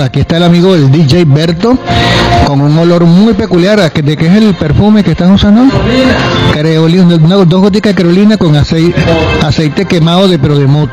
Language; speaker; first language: Spanish; native; Spanish